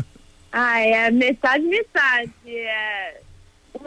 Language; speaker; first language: Portuguese; early bilingual, heritage; Portuguese